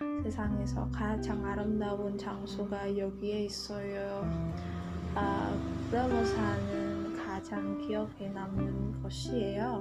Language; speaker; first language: Korean; non-native, learner; Indonesian